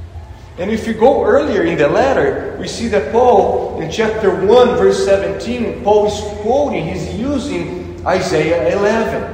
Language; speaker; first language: English; non-native, fluent; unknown